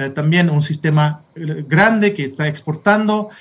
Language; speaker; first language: Spanish; non-native, fluent; Dutch